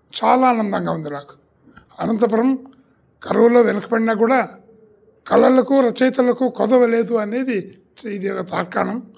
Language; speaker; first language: Telugu; native; Telugu